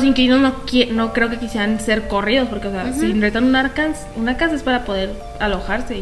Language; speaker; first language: Spanish; native; Spanish